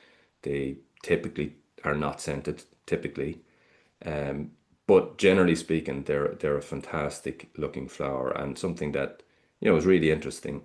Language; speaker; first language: English; native; English